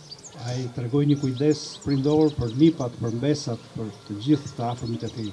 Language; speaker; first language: Albanian; native; Albanian